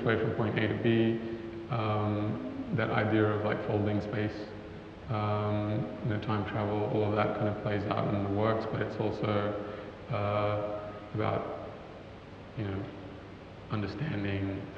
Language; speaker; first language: English; native; English